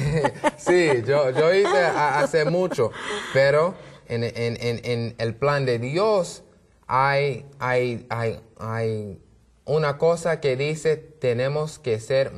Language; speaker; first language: Spanish; non-native, learner; English